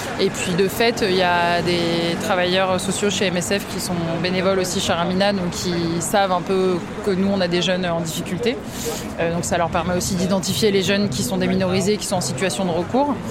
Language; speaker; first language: French; native; French